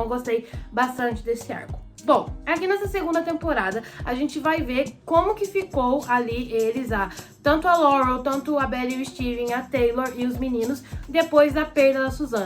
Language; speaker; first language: Portuguese; native; Portuguese